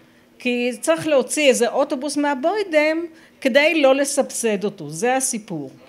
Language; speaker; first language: Hebrew; native; Hebrew